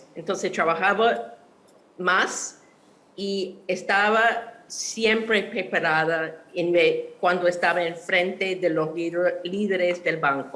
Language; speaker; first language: Spanish; non-native, fluent; English